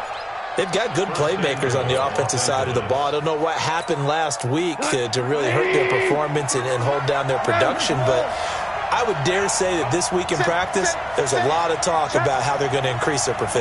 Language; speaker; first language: English; native; English